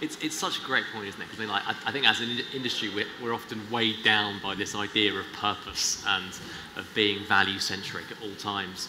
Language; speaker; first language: English; native; English